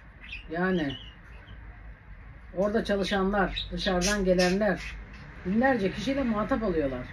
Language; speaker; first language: Turkish; native; Turkish